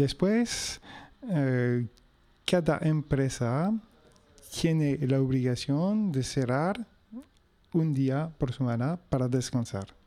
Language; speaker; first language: Spanish; non-native, fluent; French